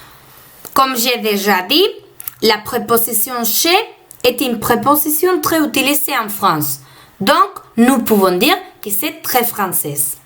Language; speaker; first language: French; non-native, fluent; Spanish